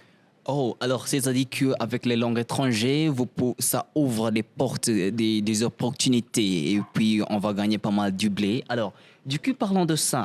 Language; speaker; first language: French; non-native, fluent; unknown